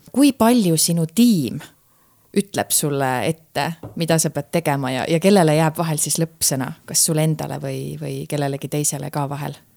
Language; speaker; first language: Estonian; native; Estonian